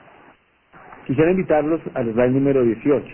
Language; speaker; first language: Spanish; native; Spanish